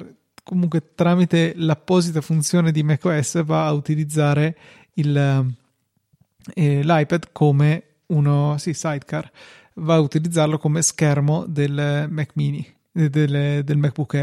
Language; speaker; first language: Italian; native; Italian